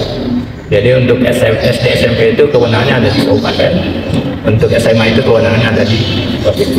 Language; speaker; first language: Indonesian; native; Indonesian